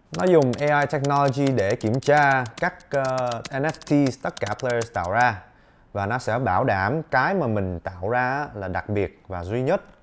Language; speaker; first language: Vietnamese; early bilingual, heritage; Vietnamese